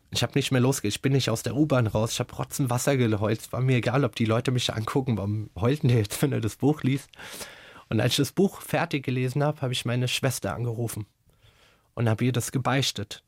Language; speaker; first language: German; native; German